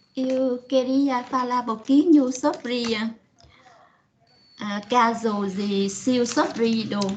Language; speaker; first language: Portuguese; non-native, learner; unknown